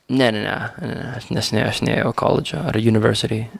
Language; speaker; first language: Lithuanian; early bilingual, heritage; Lithuanian